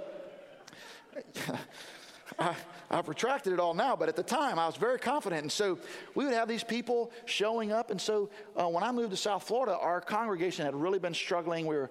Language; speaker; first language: English; native; English